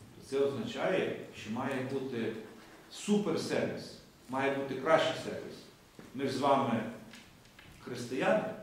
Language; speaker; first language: Ukrainian; native; Ukrainian